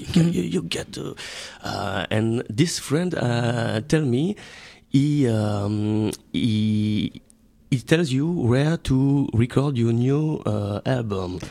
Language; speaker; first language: English; non-native, learner; French